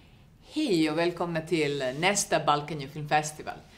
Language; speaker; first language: Swedish; non-native, fluent; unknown